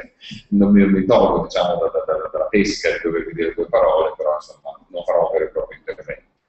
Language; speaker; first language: Italian; native; Italian